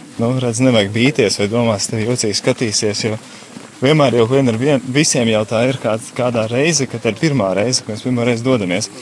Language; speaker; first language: Latvian; native; Latvian